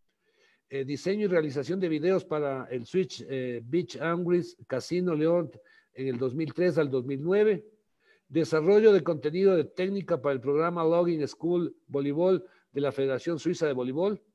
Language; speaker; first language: Spanish; native; Spanish